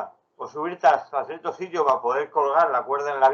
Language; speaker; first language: Spanish; native; Spanish